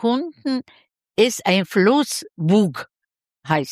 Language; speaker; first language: German; non-native, learner; Russian